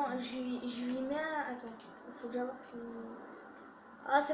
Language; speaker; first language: French; native; French